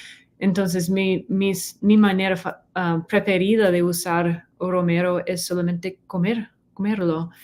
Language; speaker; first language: Spanish; non-native, fluent; English